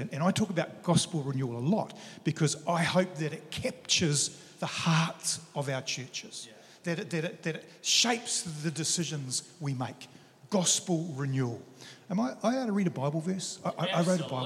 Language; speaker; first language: English; native; English